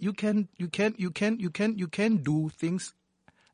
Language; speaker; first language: English; non-native, local second language; Northern Sotho